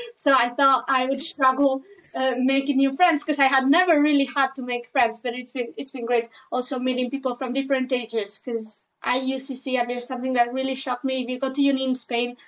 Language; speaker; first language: English; non-native, fluent; Spanish